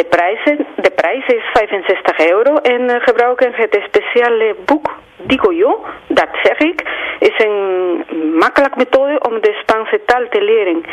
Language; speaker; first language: Dutch; non-native, learner; Spanish